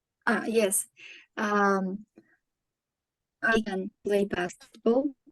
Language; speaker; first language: English; non-native, learner; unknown